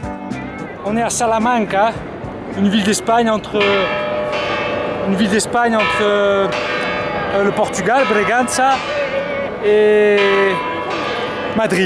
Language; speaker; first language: French; native; French